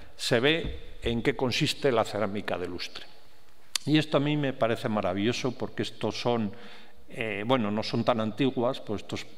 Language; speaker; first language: Spanish; native; Spanish